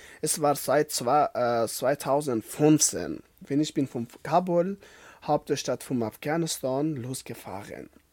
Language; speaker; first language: German; non-native, learner; Persian